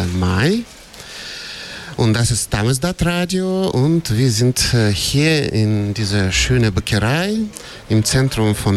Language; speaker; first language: German; non-native, fluent; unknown